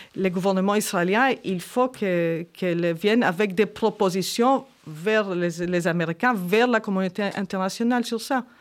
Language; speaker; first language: French; non-native, fluent; Hebrew